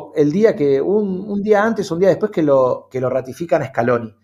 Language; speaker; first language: Spanish; native; Spanish